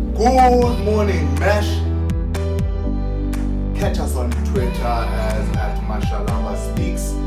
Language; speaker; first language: English; non-native, local second language; Xhosa